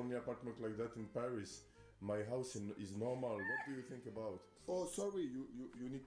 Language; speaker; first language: English; non-native, learner; French